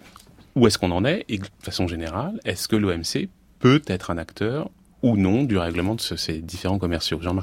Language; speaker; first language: French; native; French